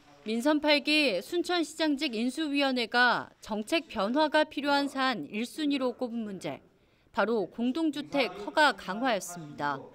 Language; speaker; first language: Korean; native; Korean